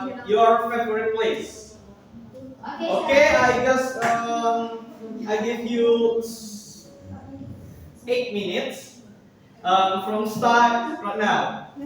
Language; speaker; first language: English; non-native, learner; Indonesian